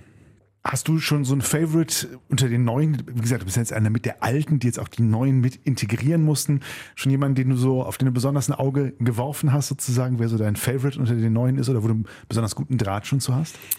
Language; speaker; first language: German; native; German